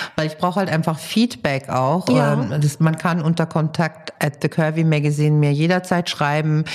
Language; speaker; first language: German; early bilingual, other home language; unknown